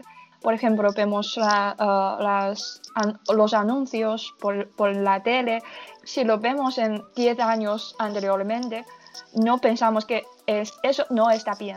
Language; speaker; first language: Spanish; non-native, learner; Chinese